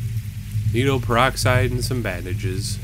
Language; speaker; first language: English; native; English